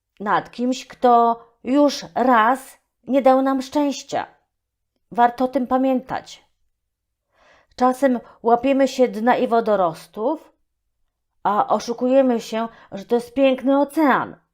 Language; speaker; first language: Polish; native; Polish